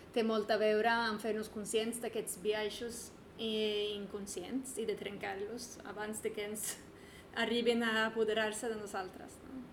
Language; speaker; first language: Catalan; non-native, fluent; Swedish